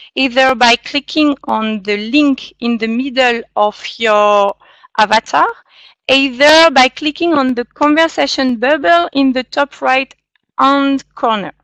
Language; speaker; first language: English; non-native, fluent; French